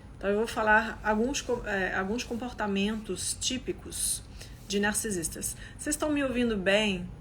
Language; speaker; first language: Portuguese; non-native, fluent; French